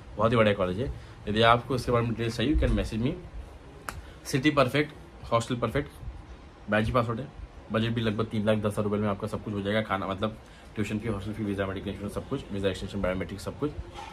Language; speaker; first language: Hindi; non-native, local second language; Marathi